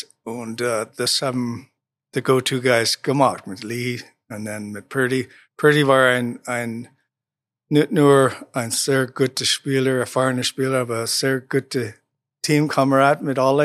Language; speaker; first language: German; non-native, learner; English